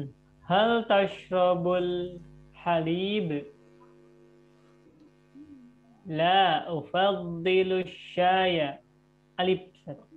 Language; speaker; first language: Arabic; non-native, learner; Indonesian